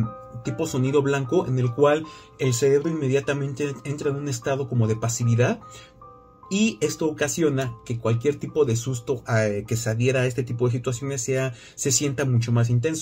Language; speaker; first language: Spanish; native; Spanish